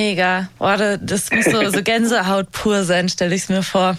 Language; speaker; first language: German; native; German